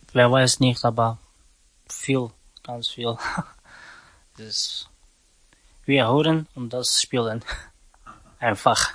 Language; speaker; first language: German; non-native, learner; Romany